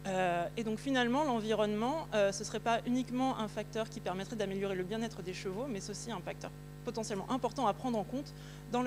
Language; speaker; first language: French; native; French